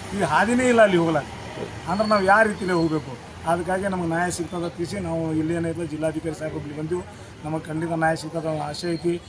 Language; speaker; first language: Kannada; non-native, local second language; Lambadi